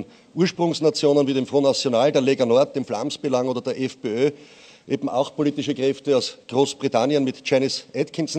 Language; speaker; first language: German; native; German